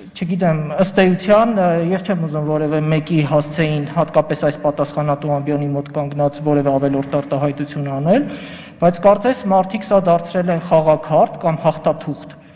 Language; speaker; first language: Armenian; native; Armenian